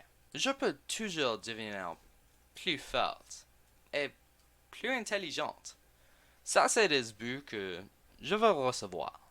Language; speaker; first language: French; non-native, learner; English